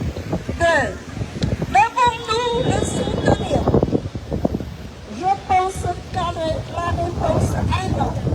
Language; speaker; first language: French; non-native, fluent; Khmer